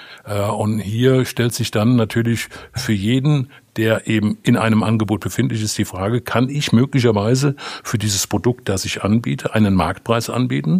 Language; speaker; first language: German; native; German